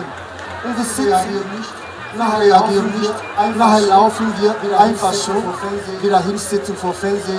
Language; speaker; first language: German; non-native, learner; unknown